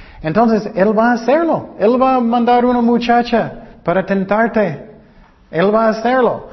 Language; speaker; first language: Spanish; non-native, learner; English